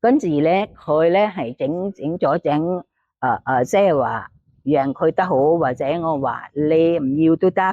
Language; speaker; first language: Cantonese; non-native, learner; Thai